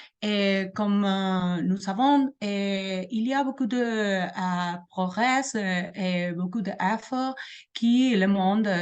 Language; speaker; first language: French; non-native, learner; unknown